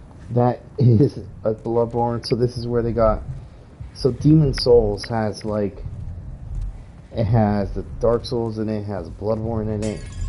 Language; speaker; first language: English; native; English